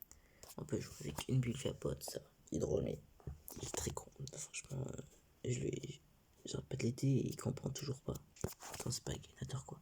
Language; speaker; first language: French; native; French